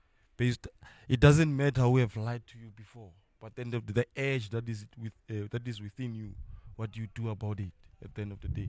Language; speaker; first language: English; non-native, local second language; Tswana